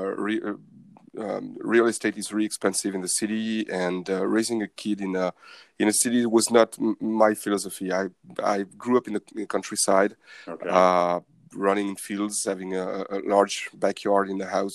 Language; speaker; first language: English; non-native, fluent; French